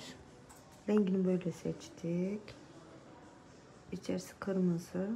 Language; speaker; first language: Turkish; native; Turkish